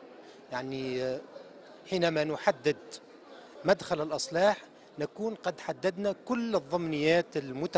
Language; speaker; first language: Arabic; native; Arabic